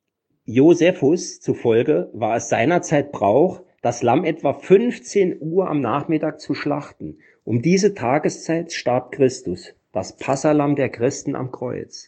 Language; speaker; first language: German; native; German